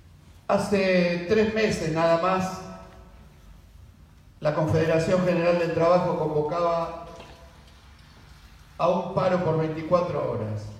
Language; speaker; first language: Spanish; native; Spanish